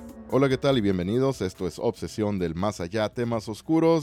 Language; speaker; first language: Spanish; early bilingual, heritage; Spanish